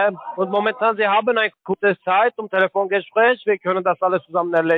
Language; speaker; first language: German; non-native, learner; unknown